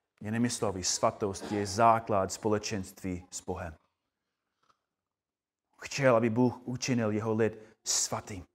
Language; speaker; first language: Czech; non-native, fluent; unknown